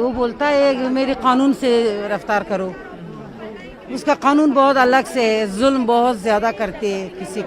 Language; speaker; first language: Hindi; non-native, learner; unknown